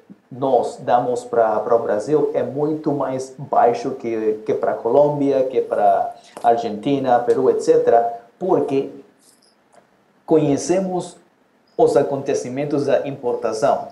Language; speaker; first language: Portuguese; non-native, fluent; Spanish